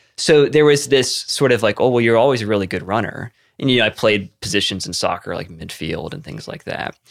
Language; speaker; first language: English; native; English